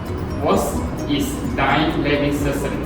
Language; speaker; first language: German; non-native, learner; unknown